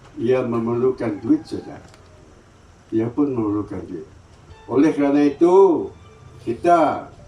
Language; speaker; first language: Malay; non-native, local second language; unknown